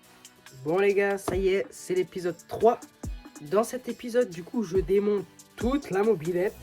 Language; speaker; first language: French; native; French